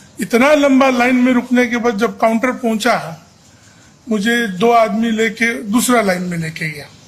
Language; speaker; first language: Hindi; non-native, local second language; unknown